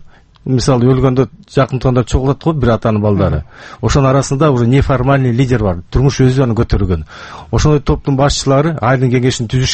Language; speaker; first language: Kyrgyz; native; Kyrgyz